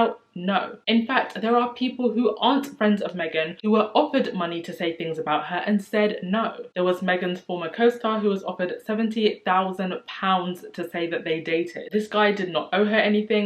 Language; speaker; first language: English; native; English